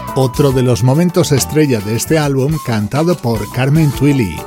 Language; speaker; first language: Spanish; native; Spanish